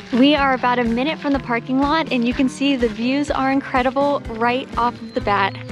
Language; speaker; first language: English; native; English